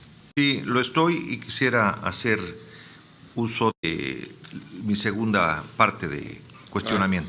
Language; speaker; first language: Spanish; native; Spanish